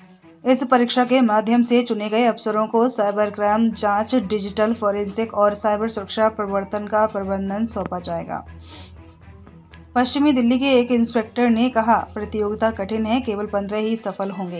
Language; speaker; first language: Hindi; native; Hindi